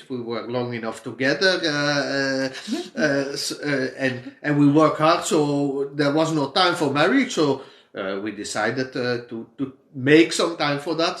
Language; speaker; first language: English; non-native, fluent; Dutch